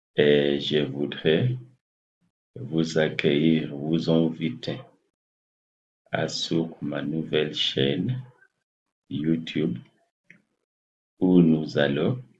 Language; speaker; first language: French; non-native, fluent; English